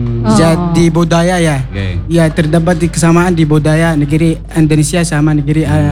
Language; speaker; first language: Indonesian; non-native, learner; Arabic